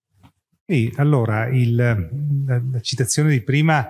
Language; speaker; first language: Italian; native; Italian